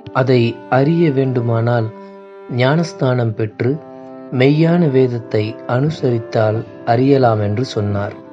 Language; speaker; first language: Tamil; native; Tamil